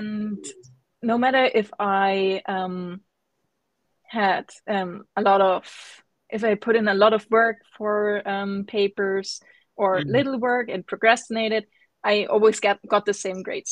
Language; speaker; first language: English; non-native, fluent; German